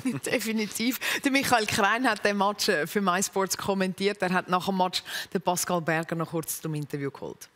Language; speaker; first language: German; native; German